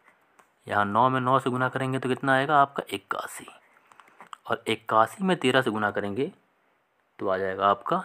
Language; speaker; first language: Hindi; native; Hindi